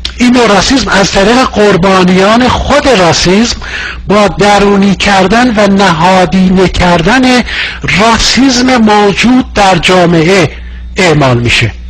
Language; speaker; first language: Persian; non-native, local second language; Azerbaijani